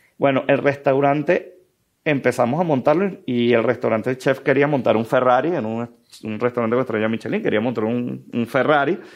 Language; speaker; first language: Spanish; native; Spanish